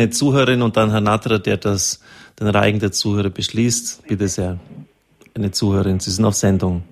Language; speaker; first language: German; native; German